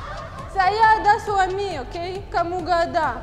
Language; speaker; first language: Indonesian; non-native, learner; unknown